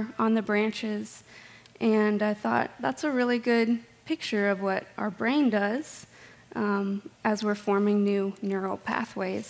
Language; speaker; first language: English; native; English